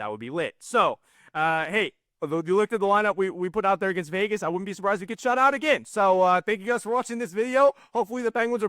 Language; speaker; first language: English; native; English